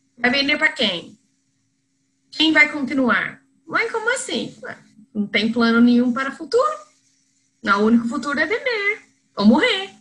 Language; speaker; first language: Portuguese; non-native, fluent; English